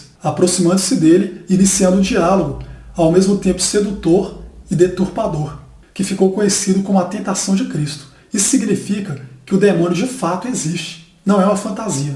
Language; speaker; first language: Portuguese; native; Portuguese